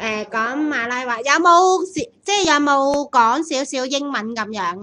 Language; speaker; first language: Chinese; native; Chinese